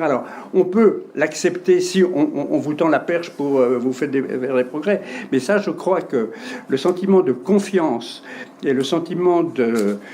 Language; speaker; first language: French; native; French